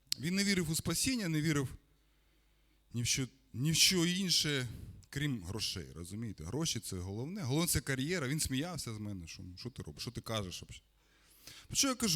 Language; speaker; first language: Ukrainian; non-native, local second language; Russian